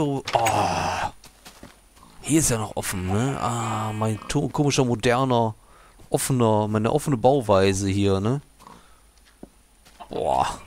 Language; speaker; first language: German; native; German